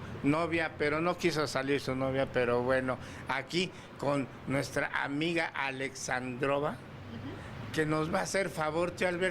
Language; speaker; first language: Spanish; native; Spanish